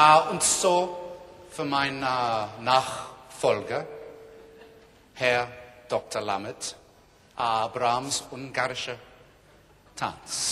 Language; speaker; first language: German; non-native, learner; English